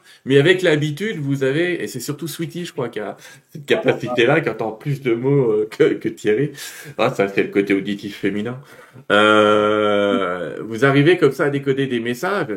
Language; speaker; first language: French; native; French